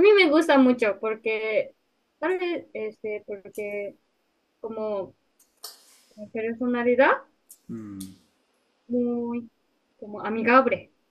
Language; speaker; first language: Spanish; non-native, learner; Japanese